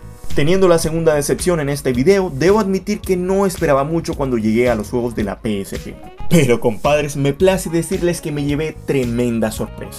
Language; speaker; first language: Spanish; native; Spanish